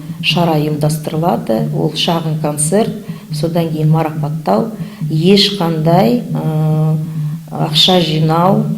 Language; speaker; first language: Kazakh; native; Kazakh